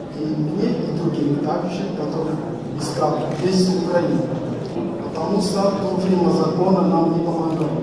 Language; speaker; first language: Russian; non-native, learner; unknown